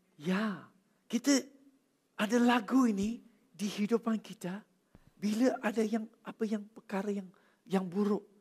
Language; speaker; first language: Malay; non-native, local second language; Chinese